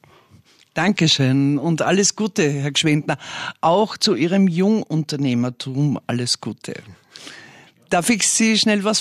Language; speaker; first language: German; native; German